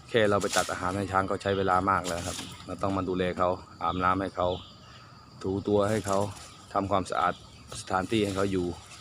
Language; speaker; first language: Thai; non-native, local second language; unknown